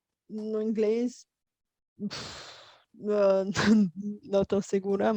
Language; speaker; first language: Portuguese; non-native, fluent; Bulgarian